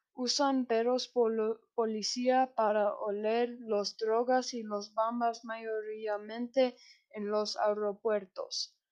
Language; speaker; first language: Spanish; non-native, learner; English